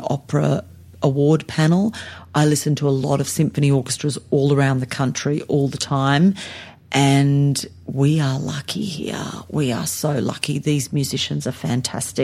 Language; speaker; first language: English; native; English